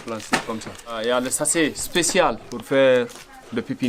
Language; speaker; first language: French; non-native, local second language; Fula